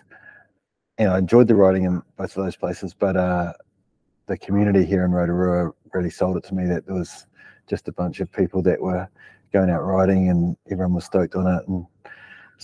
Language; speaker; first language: English; native; English